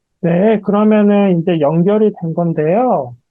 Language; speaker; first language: Korean; native; Korean